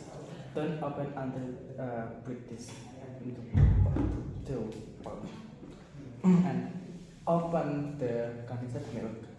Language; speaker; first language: English; non-native, learner; Indonesian